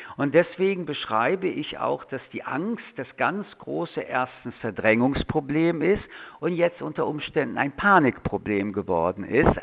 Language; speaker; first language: German; early bilingual, other home language; French